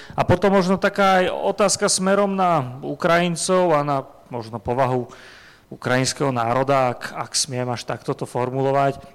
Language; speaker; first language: Slovak; native; Slovak